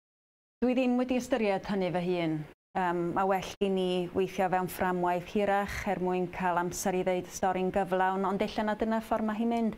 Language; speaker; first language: Welsh; native; Welsh